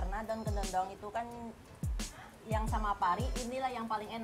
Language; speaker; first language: Indonesian; native; Indonesian